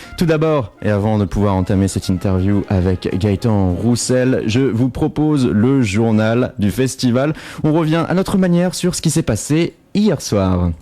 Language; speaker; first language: French; native; French